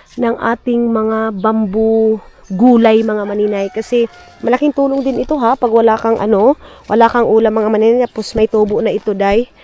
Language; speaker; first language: Filipino; non-native, local second language; Cebuano